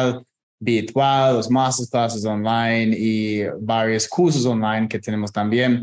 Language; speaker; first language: Spanish; non-native, fluent; English